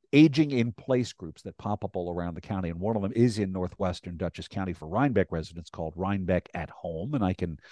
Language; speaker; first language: English; native; English